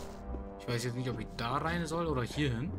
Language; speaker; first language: German; native; German